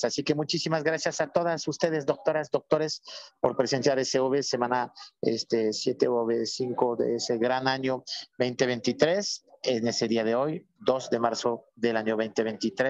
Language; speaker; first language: Spanish; native; Spanish